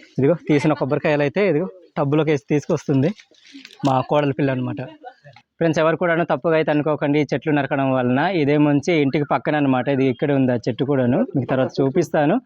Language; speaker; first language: Telugu; non-native, local second language; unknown